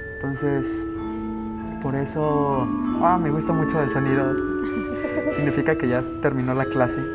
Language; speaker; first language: Spanish; native; Spanish